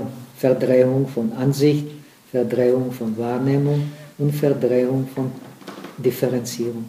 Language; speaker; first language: German; non-native, fluent; Czech